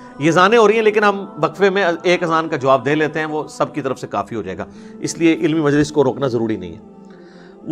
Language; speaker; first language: Urdu; non-native, local second language; Punjabi